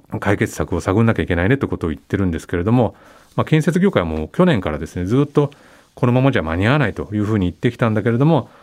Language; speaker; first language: Japanese; native; Japanese